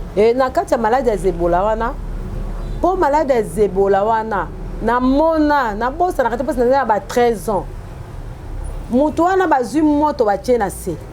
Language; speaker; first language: Lingala; non-native, local second language; Mongo